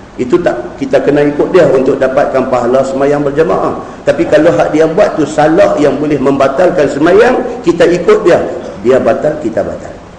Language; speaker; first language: Malay; native; Malay